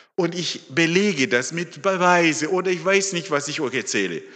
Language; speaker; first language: German; non-native, fluent; Shona